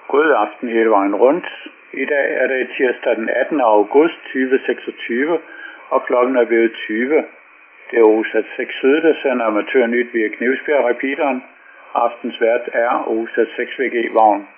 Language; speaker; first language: Danish; native; Danish